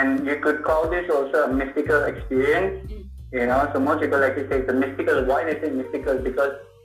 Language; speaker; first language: English; non-native, local second language; Tamil